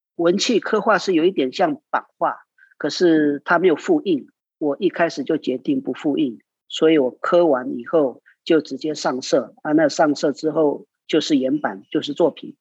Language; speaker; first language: Chinese; non-native, local second language; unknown